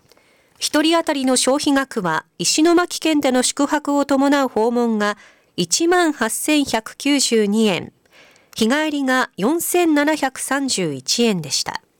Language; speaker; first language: Japanese; native; Japanese